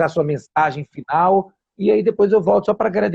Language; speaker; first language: Portuguese; native; Portuguese